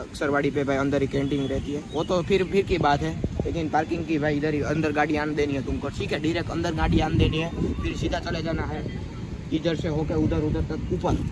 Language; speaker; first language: Hindi; non-native, local second language; Gujarati